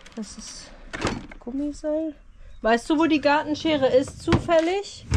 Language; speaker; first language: German; native; German